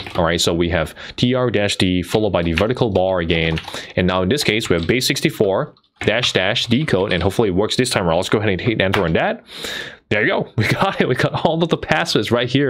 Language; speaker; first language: English; non-native, fluent; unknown